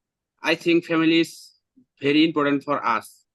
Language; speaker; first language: English; non-native, learner; Bangla